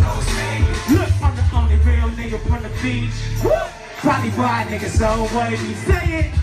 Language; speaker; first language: English; native; English